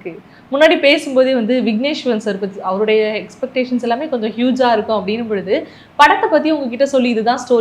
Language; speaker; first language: Tamil; native; Tamil